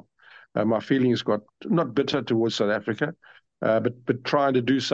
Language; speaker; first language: English; native; English